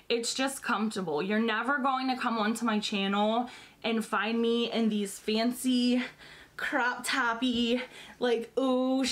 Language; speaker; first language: English; native; English